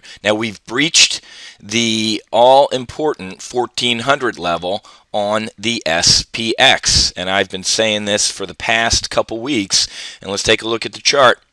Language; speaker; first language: English; native; English